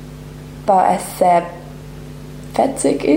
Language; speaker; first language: German; non-native, learner; English